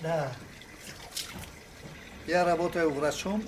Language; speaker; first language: Russian; non-native, local second language; Tajik